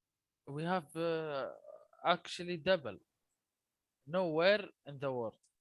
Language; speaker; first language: English; non-native, learner; Arabic